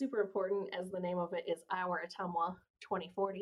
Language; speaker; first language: English; native; English